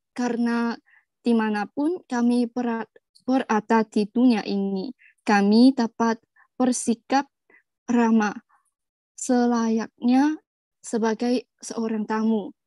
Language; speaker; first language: Indonesian; non-native, fluent; Chinese